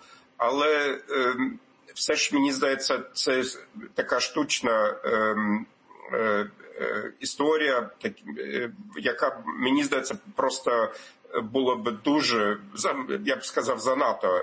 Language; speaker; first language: Ukrainian; non-native, fluent; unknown